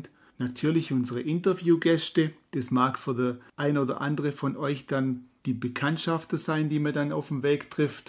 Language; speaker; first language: German; native; German